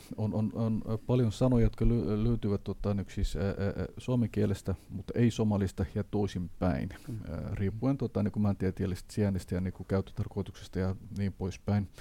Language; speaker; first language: Finnish; non-native, fluent; Somali